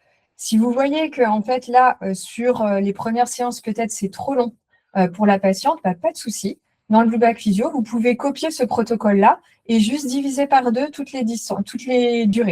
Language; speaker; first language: French; native; French